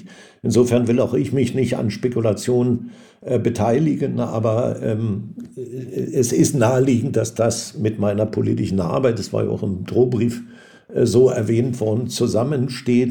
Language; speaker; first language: German; native; German